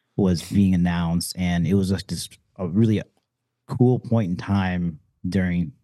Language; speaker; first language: English; native; English